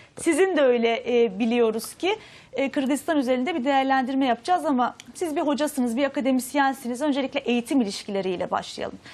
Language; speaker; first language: Turkish; native; Turkish